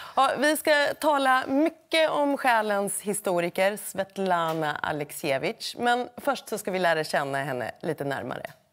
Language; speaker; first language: Swedish; native; Swedish